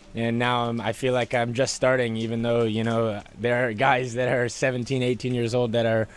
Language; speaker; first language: English; native; English